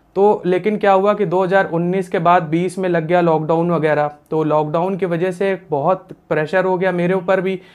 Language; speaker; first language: Hindi; native; Hindi